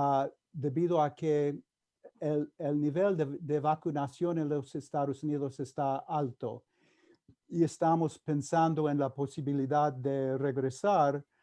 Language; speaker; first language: Spanish; non-native, fluent; English